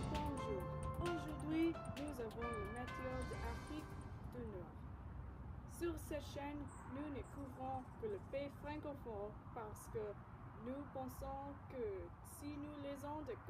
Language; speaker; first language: French; non-native, learner; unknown